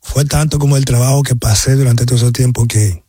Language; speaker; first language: Spanish; early bilingual, heritage; Spanish